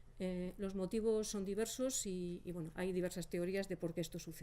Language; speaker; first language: Spanish; native; Spanish